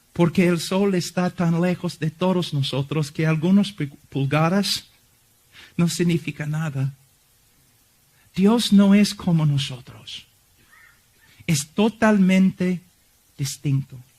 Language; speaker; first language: Spanish; non-native, fluent; English